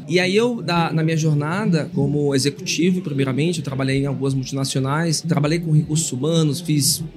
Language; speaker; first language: Portuguese; native; Portuguese